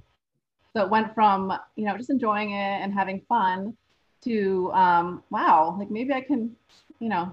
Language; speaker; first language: English; native; English